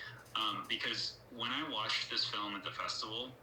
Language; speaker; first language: English; native; English